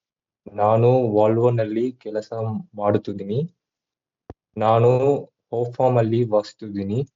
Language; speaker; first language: Kannada; non-native, learner; Tamil